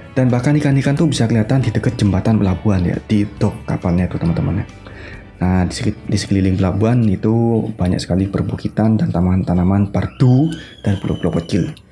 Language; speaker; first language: Indonesian; non-native, local second language; Madurese